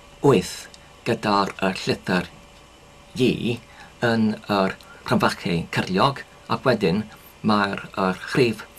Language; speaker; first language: Welsh; non-native, learner; English